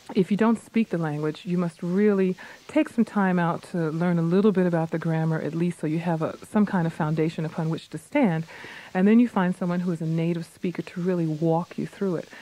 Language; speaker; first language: English; native; English